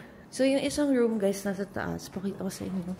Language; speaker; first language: Filipino; native; Filipino